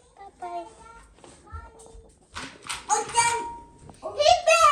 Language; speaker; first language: Swedish; early bilingual, other home language; Mongolian